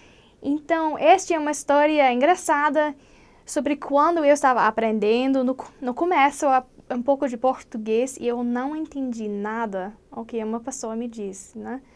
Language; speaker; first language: Portuguese; non-native, learner; English